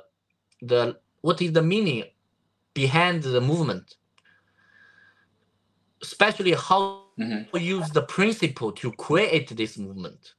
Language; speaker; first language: English; non-native, learner; Chinese